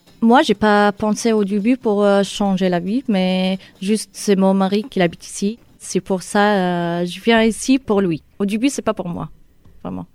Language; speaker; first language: French; non-native, local second language; Arabic